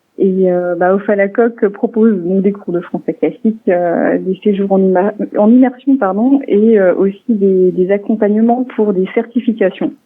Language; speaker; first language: French; non-native, local second language; Swiss German